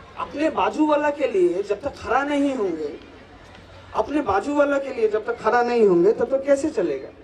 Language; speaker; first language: Hindi; non-native, local second language; Bangla